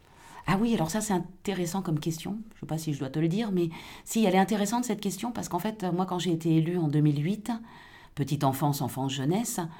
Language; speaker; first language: French; native; French